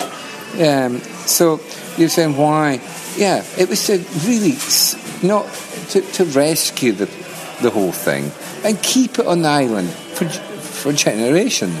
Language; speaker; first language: English; native; English